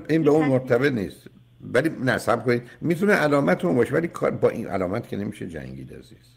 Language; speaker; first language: Persian; native; Persian